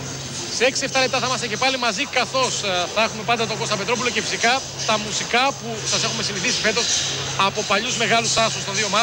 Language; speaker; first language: Greek; native; Greek